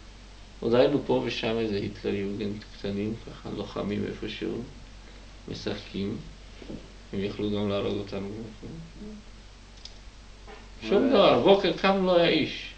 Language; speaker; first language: Hebrew; non-native, fluent; Czech